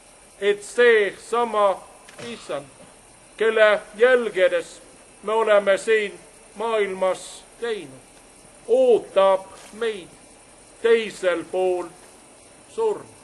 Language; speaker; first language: Estonian; non-native, learner; Swedish